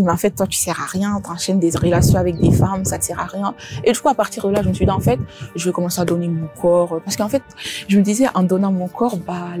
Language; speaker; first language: French; early bilingual, other home language; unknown